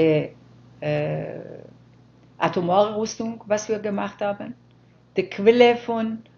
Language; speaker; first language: German; non-native, fluent; Persian